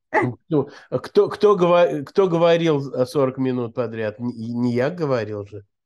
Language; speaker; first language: Russian; early bilingual, heritage; Russian